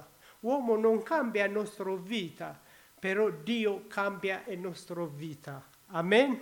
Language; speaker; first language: Italian; non-native, learner; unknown